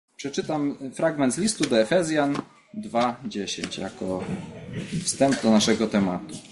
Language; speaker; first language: Polish; native; Polish